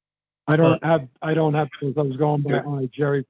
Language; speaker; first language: English; native; English